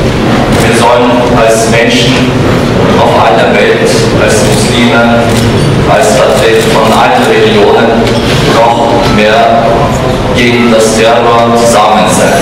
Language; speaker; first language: German; non-native, fluent; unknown